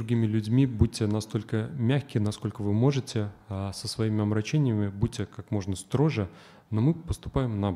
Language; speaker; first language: Russian; native; Russian